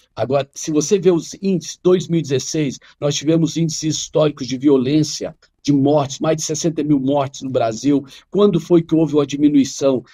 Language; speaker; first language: Portuguese; non-native, fluent; Arabic